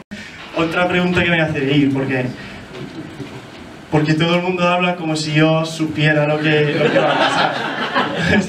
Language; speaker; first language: Spanish; non-native, fluent; English